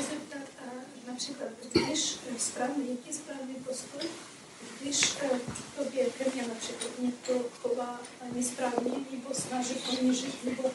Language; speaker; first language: Czech; non-native, learner; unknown